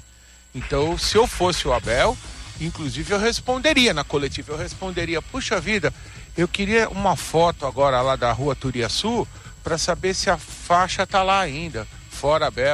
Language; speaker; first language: Portuguese; native; Portuguese